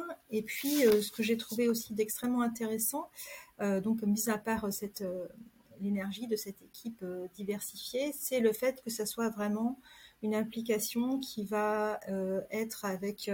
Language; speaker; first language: French; native; French